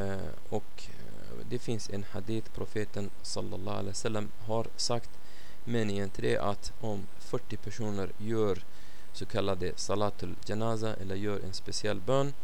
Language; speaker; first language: Swedish; non-native, fluent; Arabic